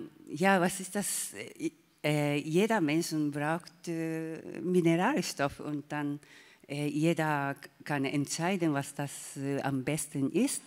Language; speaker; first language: German; non-native, learner; Japanese